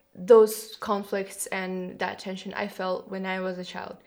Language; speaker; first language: English; non-native, fluent; Kyrgyz